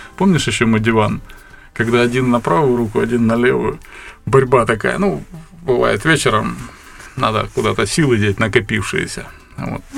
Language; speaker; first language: Russian; native; Russian